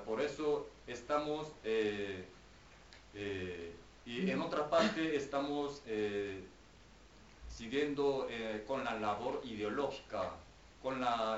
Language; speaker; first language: Spanish; non-native, fluent; Korean